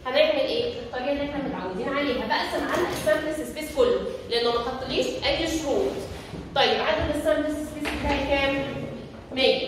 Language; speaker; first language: Arabic; native; Arabic